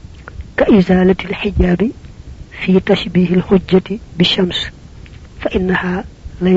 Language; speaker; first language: Arabic; non-native, fluent; Wolof